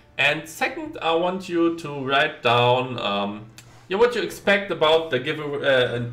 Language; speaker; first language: English; non-native, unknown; German